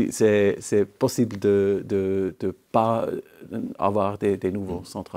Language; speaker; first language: French; non-native, local second language; German